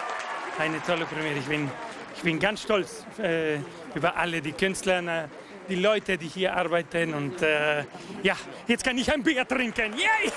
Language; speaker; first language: German; non-native, fluent; Spanish